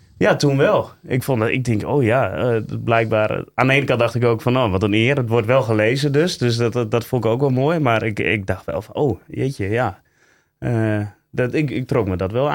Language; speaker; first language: Dutch; native; Dutch